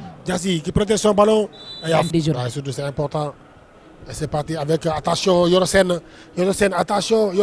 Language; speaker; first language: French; non-native, local second language; Wolof